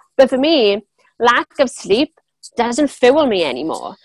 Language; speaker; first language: English; native; English